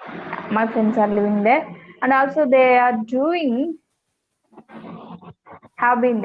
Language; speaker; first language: English; non-native, learner; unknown